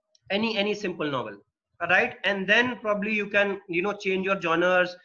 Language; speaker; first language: English; non-native, local second language; Hindi